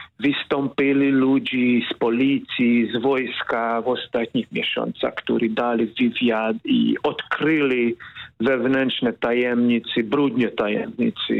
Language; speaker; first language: Polish; non-native, fluent; Hungarian